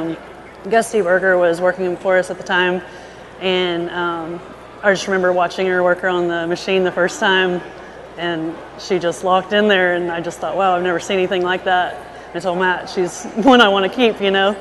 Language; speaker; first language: English; native; English